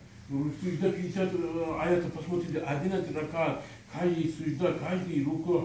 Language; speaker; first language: Russian; non-native, local second language; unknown